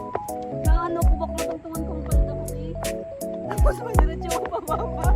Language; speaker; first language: Filipino; native; Filipino